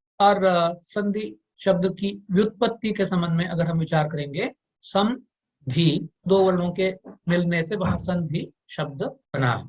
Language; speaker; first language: Hindi; non-native, local second language; Kannada